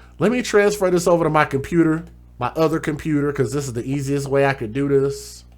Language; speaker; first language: English; native; English